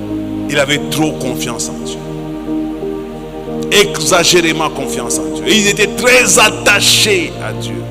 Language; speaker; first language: French; non-native, local second language; Swahili